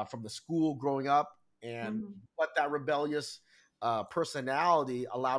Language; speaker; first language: English; early bilingual, other home language; Vietnamese